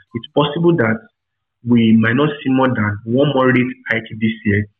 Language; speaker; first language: English; non-native, local second language; Yoruba